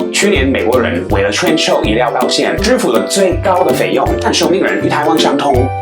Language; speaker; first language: Chinese; non-native, fluent; English